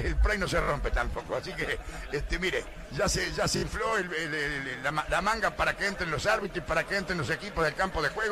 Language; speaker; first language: Spanish; native; Spanish